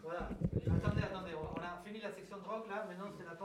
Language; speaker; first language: French; native; French